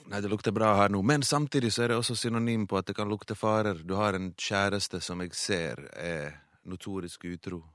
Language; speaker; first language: Norwegian; early bilingual, other home language; Bosnian